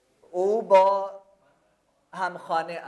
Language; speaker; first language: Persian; non-native, fluent; Urdu